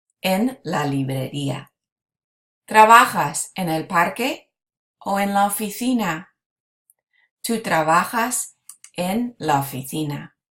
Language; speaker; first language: Spanish; non-native, fluent; English